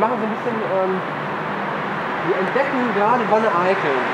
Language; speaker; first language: German; native; German